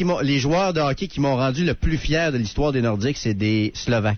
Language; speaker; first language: French; native; French